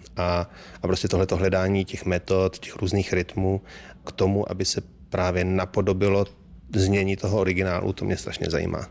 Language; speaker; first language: Czech; early bilingual, heritage; Czech